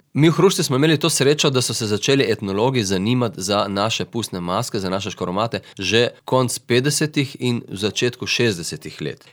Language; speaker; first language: Slovenian; native; Slovenian